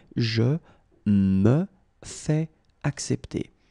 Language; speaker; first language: French; native; French